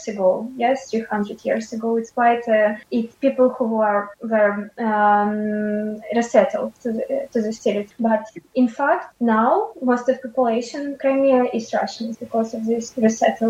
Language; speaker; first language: English; non-native, fluent; Ukrainian